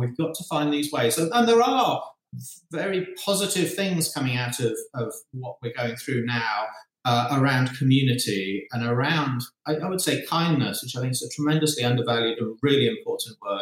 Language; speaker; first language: English; native; English